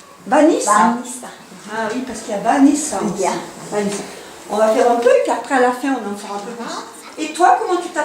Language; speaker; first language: French; native; French